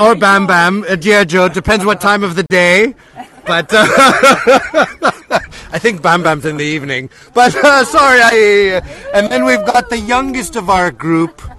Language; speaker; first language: English; native; English